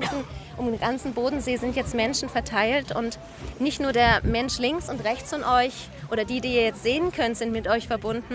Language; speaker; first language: German; native; German